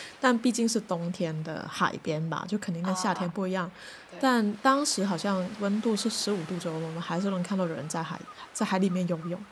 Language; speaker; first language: Chinese; non-native, local second language; Cantonese